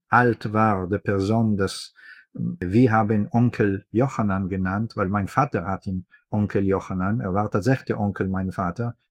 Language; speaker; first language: German; non-native, fluent; Hebrew